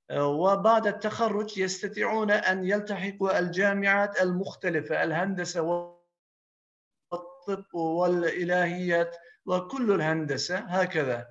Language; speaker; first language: Arabic; non-native, fluent; Turkish